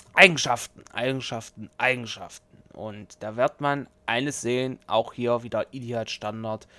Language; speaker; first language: German; native; German